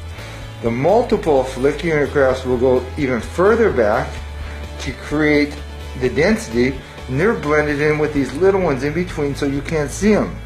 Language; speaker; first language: English; native; English